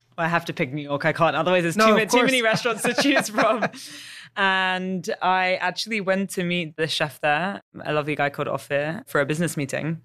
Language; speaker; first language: English; native; English